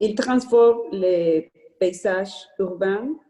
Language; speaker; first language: French; non-native, learner; Spanish